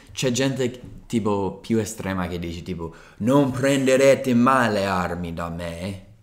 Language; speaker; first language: Italian; non-native, fluent; English